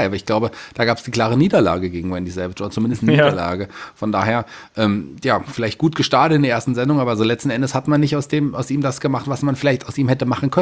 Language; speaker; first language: German; native; German